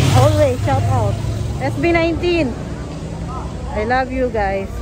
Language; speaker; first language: English; non-native, local second language; Filipino